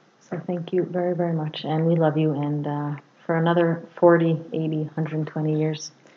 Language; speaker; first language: English; early bilingual, other home language; Hebrew